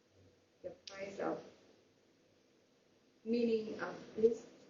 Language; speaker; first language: English; non-native, learner; Vietnamese